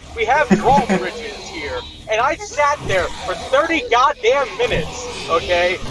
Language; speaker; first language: English; native; English